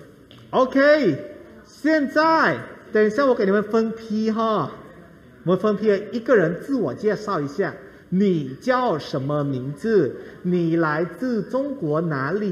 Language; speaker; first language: Chinese; non-native, fluent; Thai